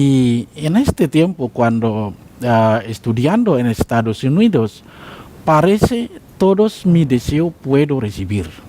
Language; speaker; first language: Spanish; non-native, learner; Indonesian